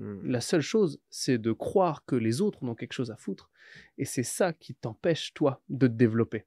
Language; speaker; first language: French; native; French